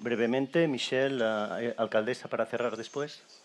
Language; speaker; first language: Spanish; native; Spanish